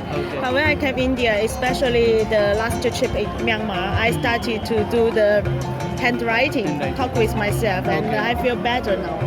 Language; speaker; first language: English; non-native, learner; Chinese